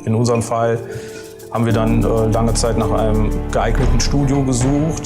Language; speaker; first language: German; native; German